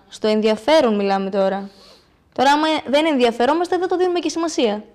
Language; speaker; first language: Greek; native; Greek